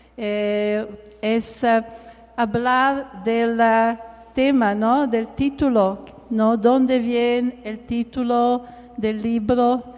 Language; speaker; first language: Spanish; non-native, fluent; Italian